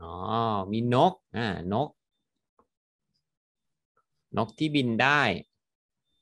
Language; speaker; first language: Thai; native; Thai